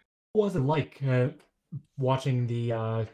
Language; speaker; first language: English; native; English